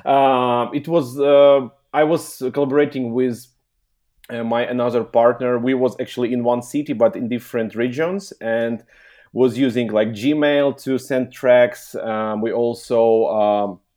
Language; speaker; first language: English; non-native, learner; Ukrainian